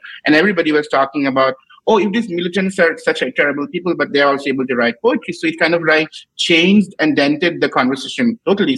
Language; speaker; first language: English; non-native, local second language; Assamese